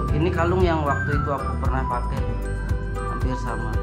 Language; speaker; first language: Indonesian; native; Indonesian